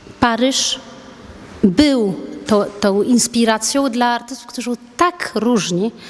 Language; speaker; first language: Polish; early bilingual, heritage; French